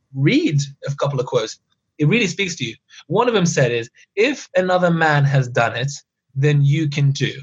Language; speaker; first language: English; early bilingual, other home language; Persian